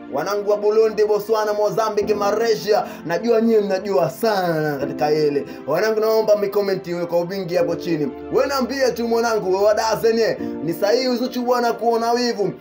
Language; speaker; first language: Swahili; native; Swahili